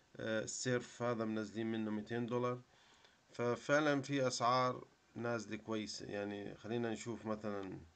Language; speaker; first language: Arabic; native; Arabic